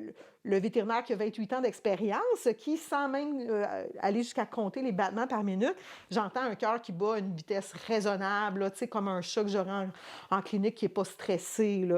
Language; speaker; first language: French; native; French